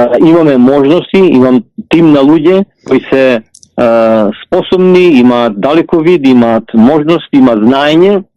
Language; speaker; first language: Macedonian; early bilingual, heritage; Macedonian